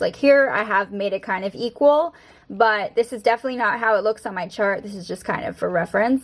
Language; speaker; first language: English; native; English